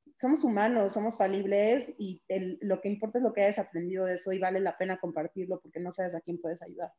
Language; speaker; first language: Spanish; early bilingual, heritage; Spanish